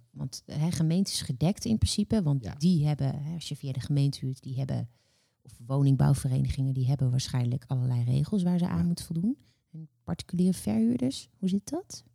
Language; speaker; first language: Dutch; native; Dutch